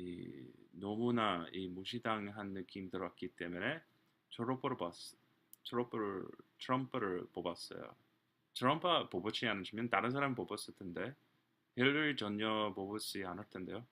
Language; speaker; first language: Korean; non-native, fluent; English